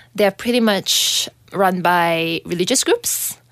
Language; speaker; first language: English; non-native, local second language; Chinese